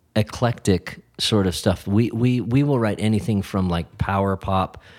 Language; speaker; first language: English; native; English